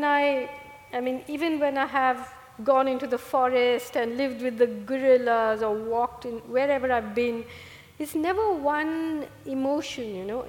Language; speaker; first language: English; non-native, local second language; Malayalam